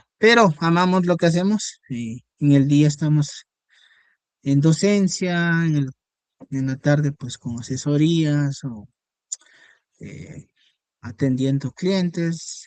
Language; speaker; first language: Spanish; native; Spanish